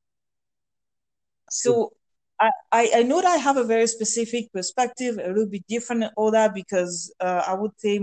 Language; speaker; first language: English; non-native, fluent; French